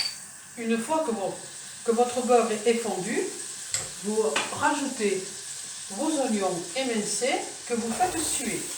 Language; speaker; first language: French; native; French